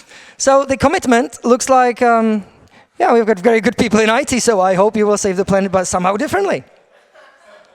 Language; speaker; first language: English; non-native, fluent; Czech